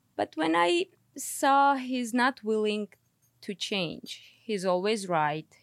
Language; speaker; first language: English; non-native, fluent; Armenian